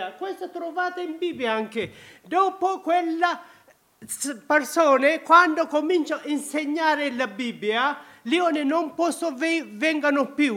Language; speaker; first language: Italian; non-native, learner; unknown